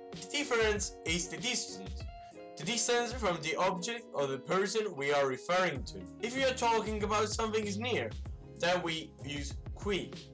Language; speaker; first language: English; non-native, fluent; Italian